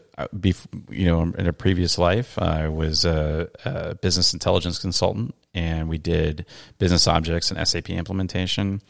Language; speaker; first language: English; native; English